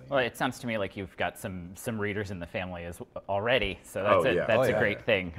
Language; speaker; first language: English; native; English